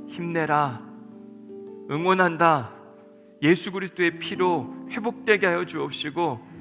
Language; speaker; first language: Korean; native; Korean